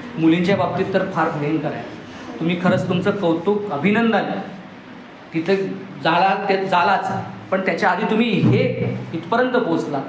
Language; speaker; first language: Marathi; native; Marathi